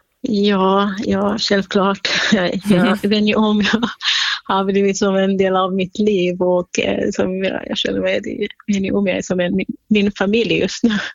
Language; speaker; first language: Swedish; non-native, fluent; Kurdish